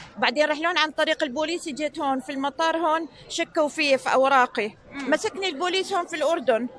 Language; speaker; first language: Arabic; native; Arabic